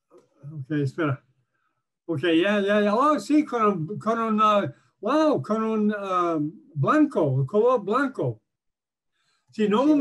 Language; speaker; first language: Spanish; non-native, learner; English